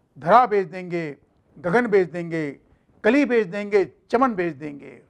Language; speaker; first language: Hindi; non-native, local second language; Marathi